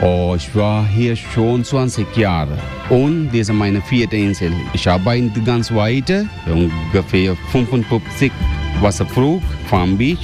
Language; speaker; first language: German; non-native, learner; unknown